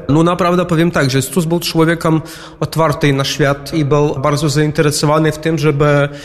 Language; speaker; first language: Polish; non-native, fluent; Ukrainian